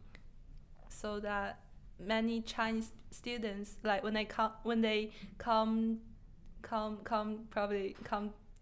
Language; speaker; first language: English; non-native, fluent; Chinese